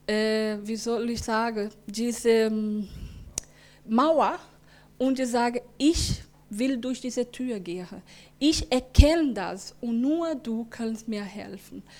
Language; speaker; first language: German; non-native, learner; Portuguese